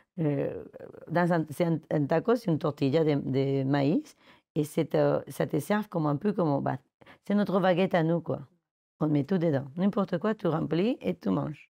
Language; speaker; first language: French; non-native, fluent; Spanish